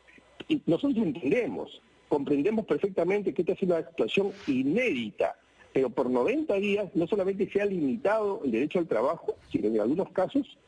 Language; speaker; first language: Spanish; native; Spanish